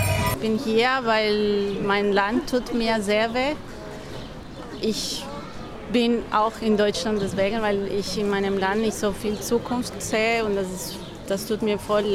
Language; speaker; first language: German; non-native, fluent; Spanish